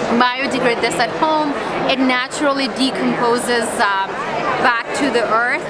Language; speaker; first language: English; non-native, fluent; French